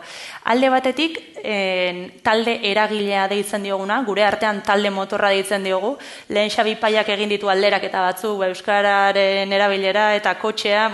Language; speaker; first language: Basque; native; Basque